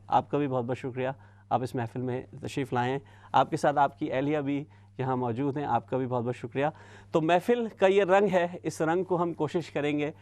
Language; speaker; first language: Urdu; native; Urdu